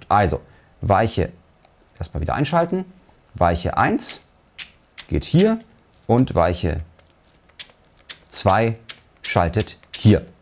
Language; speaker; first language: German; native; German